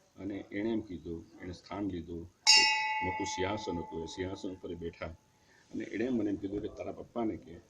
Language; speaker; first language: Gujarati; native; Gujarati